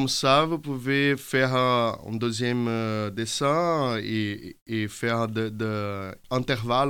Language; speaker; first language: French; non-native, fluent; Portuguese